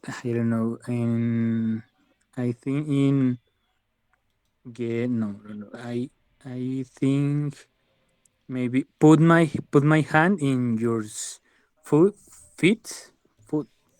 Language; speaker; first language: English; non-native, learner; Spanish